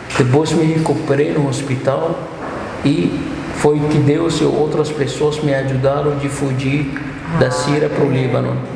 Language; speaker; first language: Portuguese; non-native, fluent; Arabic